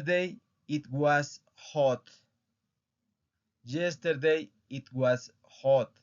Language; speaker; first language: English; non-native, fluent; Spanish